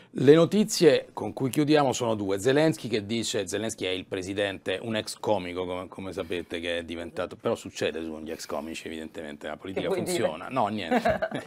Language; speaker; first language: Italian; native; Italian